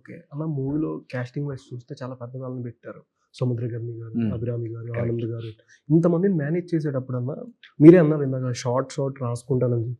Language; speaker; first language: Telugu; native; Telugu